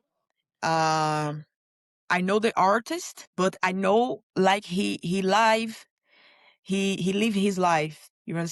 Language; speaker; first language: English; non-native, learner; Portuguese